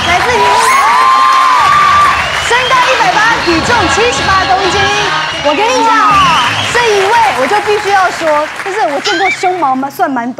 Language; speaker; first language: Chinese; native; Chinese